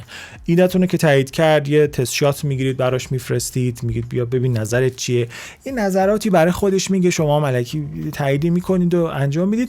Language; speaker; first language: Persian; native; Persian